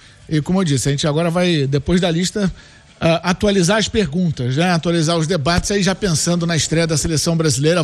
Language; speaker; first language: Portuguese; native; Portuguese